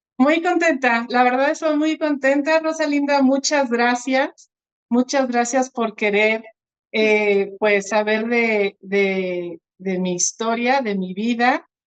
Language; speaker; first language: Spanish; early bilingual, other home language; Portuguese